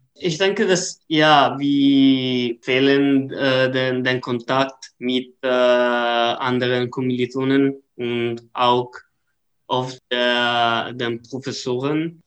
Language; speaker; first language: German; non-native, learner; Italian